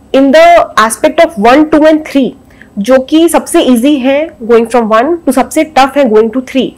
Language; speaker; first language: Hindi; native; Hindi